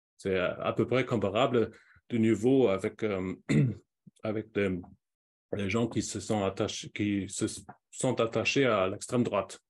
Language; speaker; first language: French; non-native, fluent; German